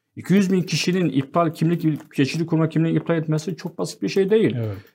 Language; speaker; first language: Turkish; non-native, fluent; Arabic